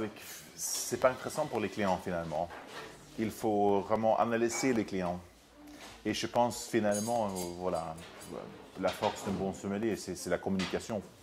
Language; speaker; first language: French; non-native, fluent; Swedish